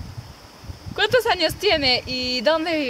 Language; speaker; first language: Spanish; non-native, learner; French